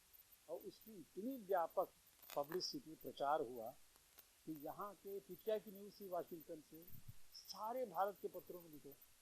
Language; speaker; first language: Hindi; native; Hindi